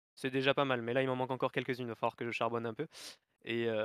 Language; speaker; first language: French; native; French